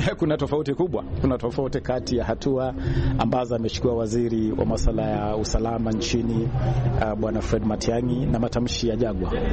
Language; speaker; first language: Swahili; non-native, local second language; Luyia